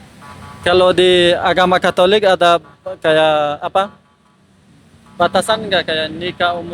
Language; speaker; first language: Indonesian; non-native, fluent; Persian